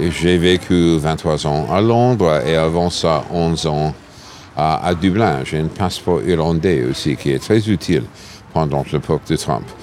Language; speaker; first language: French; non-native, fluent; English